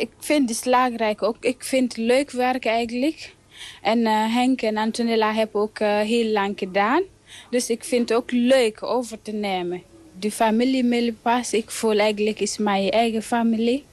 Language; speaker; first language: Dutch; non-native, learner; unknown